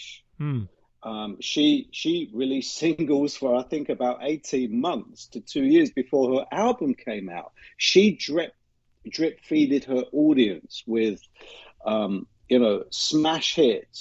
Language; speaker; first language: English; native; English